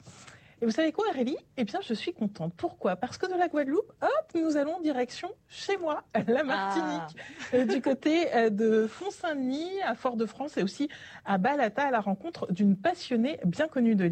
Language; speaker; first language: French; native; French